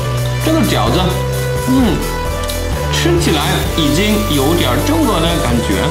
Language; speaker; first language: Chinese; non-native, fluent; German